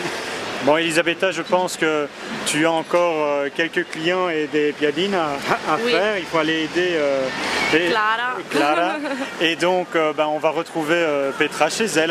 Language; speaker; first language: French; native; French